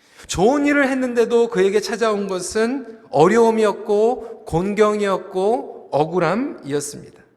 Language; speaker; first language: Korean; native; Korean